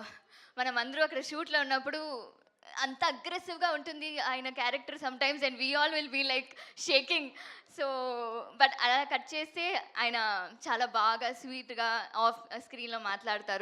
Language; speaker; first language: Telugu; non-native, learner; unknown